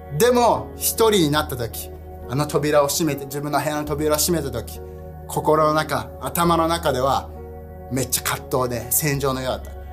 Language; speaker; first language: Japanese; early bilingual, heritage; Japanese